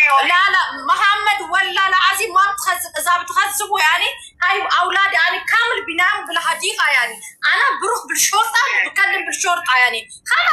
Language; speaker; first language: Arabic; non-native, learner; Amharic